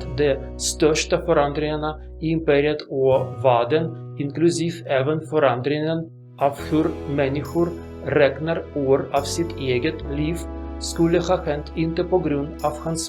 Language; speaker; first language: Swedish; non-native, learner; Russian